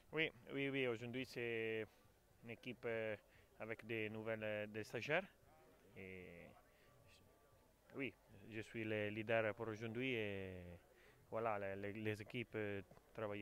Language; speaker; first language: French; non-native, learner; Italian